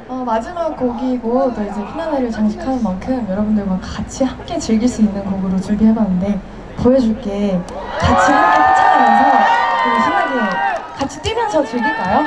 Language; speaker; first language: Korean; early bilingual, heritage; Korean